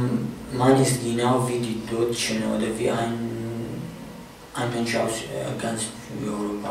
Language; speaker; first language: German; non-native, fluent; Arabic